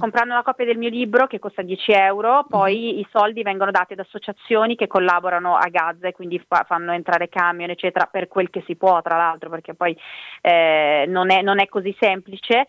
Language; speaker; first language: Italian; native; Italian